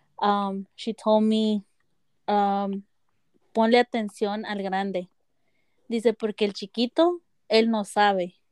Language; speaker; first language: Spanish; early bilingual, heritage; Spanish